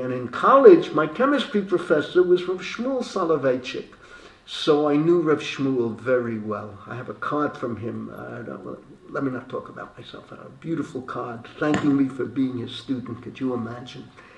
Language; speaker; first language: English; native; English